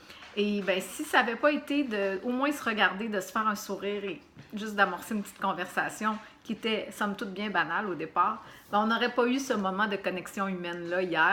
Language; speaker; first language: French; native; French